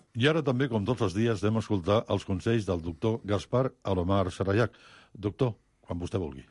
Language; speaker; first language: Catalan; native; Catalan